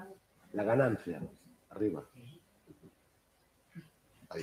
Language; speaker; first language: Spanish; native; Spanish